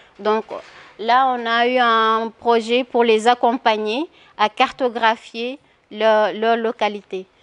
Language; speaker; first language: French; non-native, local second language; Wolof